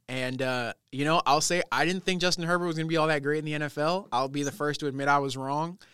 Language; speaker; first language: English; native; English